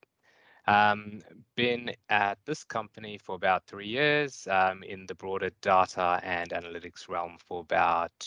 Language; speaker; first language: English; native; English